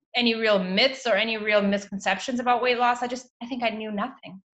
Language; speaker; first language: English; native; English